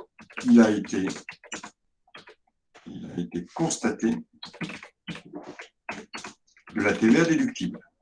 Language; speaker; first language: French; native; French